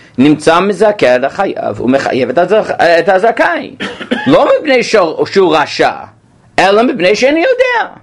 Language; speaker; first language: Hebrew; non-native, fluent; English